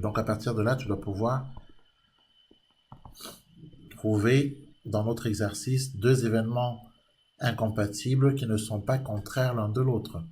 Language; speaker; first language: French; native; French